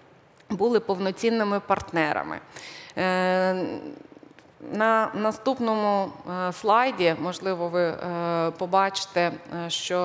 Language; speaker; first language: Ukrainian; native; Ukrainian